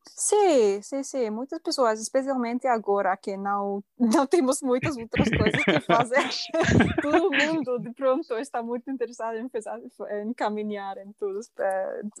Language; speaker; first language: Portuguese; non-native, learner; English